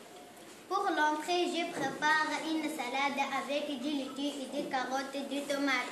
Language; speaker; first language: French; non-native, learner; Arabic